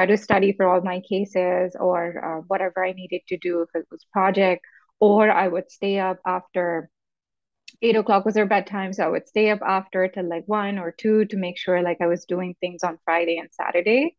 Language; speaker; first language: English; non-native, local second language; Urdu